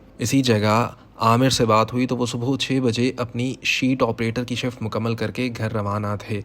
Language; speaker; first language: Urdu; native; Urdu